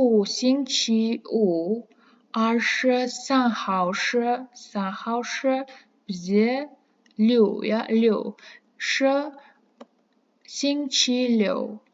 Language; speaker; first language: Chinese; non-native, fluent; Kazakh